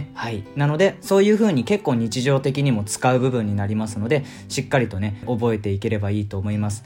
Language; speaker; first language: Japanese; native; Japanese